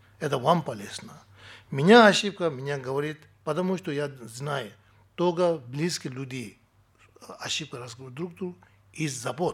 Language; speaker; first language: Russian; non-native, learner; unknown